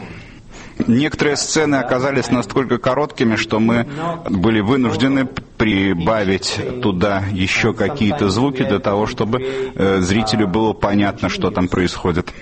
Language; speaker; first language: Russian; native; Russian